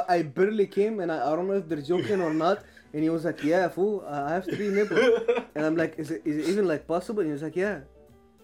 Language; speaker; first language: English; non-native, fluent; Arabic